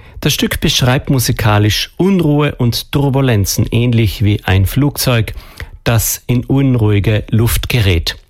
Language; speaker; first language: German; native; German